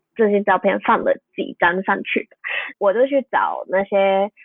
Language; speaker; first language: Chinese; non-native, fluent; Cantonese